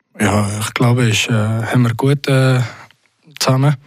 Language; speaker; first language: German; non-native, local second language; French